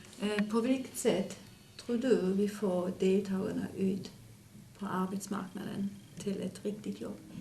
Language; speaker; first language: Swedish; native; Swedish